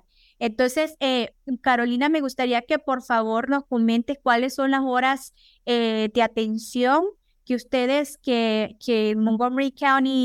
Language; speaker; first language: Spanish; native; Spanish